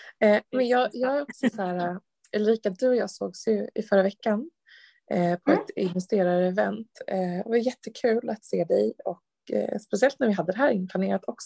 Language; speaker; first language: Swedish; native; Swedish